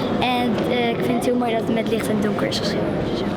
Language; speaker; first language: Dutch; native; Dutch